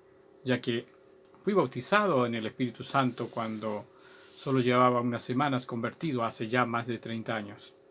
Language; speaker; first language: Spanish; native; Spanish